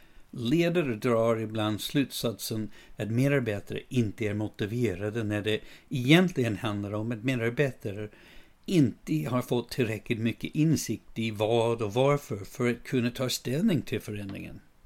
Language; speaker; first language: Swedish; non-native, fluent; English